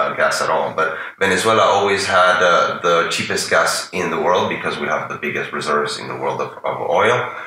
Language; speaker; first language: English; non-native, fluent; Spanish